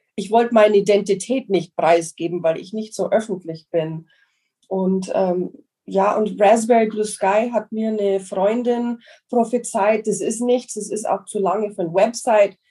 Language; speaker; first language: German; non-native, fluent; English